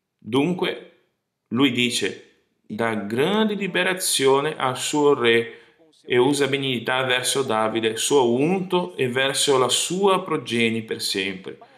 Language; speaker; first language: Italian; non-native, fluent; Portuguese